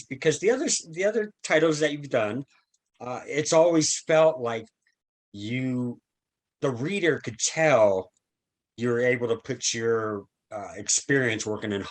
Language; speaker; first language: English; native; English